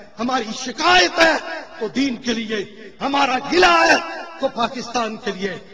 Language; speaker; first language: Urdu; non-native, local second language; Punjabi